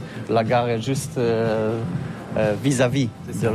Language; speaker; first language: French; non-native, learner; Polish